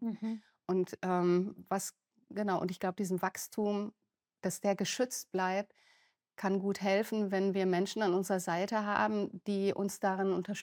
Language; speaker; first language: German; native; German